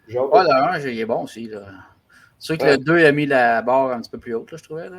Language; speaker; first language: French; native; French